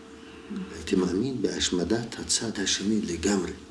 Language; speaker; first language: Hebrew; non-native, local second language; Arabic